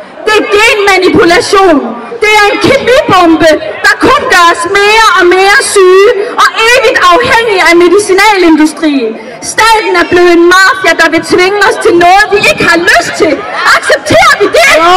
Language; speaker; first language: Danish; native; Danish